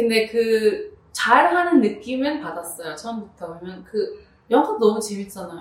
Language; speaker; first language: Korean; early bilingual, heritage; Korean